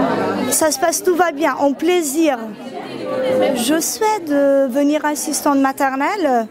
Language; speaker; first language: French; non-native, learner; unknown